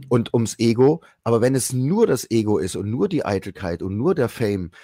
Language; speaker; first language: German; native; German